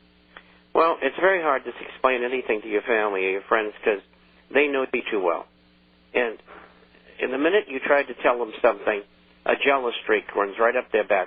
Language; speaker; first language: English; native; English